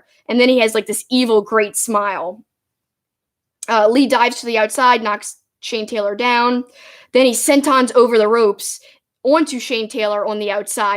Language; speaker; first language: English; native; English